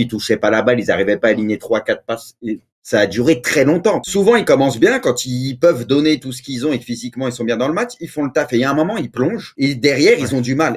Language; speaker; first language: French; native; French